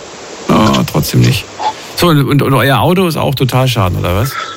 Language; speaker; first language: German; native; German